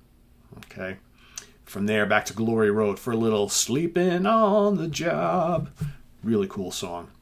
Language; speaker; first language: English; native; English